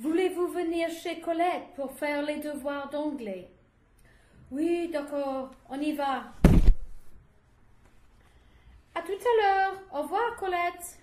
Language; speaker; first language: French; non-native, learner; English